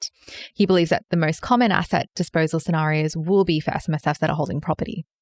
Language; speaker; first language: English; native; English